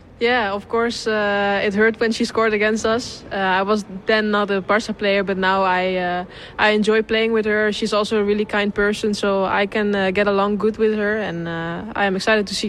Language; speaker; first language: English; non-native, fluent; Dutch